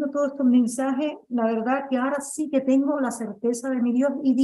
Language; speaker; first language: Spanish; native; Spanish